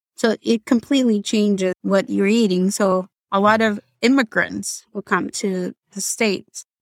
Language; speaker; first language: English; non-native, fluent; Amharic